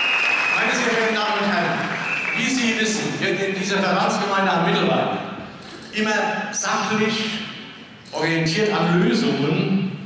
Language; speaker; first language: German; native; German